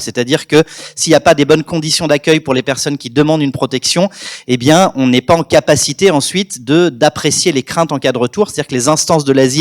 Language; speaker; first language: French; native; French